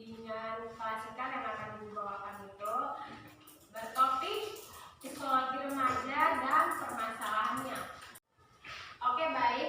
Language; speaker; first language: Indonesian; native; Indonesian